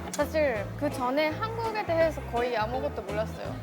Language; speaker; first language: Korean; non-native, fluent; Estonian